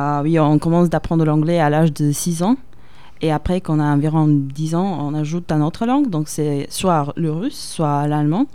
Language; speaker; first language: French; non-native, fluent; Slovak